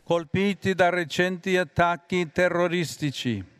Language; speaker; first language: Italian; non-native, fluent; English